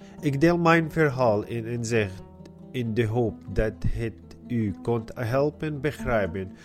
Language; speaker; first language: Dutch; non-native, learner; Arabic